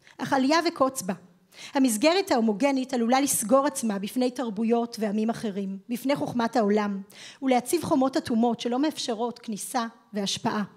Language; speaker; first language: Hebrew; native; Hebrew